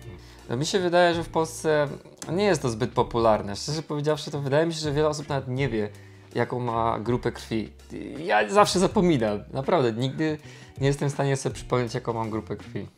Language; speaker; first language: Polish; native; Polish